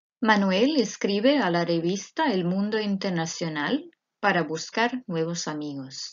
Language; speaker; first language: Spanish; non-native, fluent; Croatian